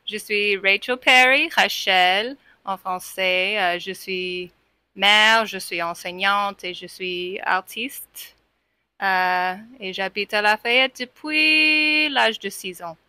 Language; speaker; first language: French; non-native, fluent; English